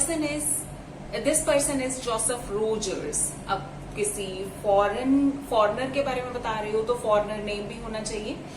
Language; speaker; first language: Hindi; native; Hindi